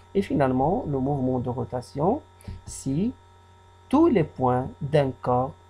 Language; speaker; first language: French; non-native, local second language; Arabic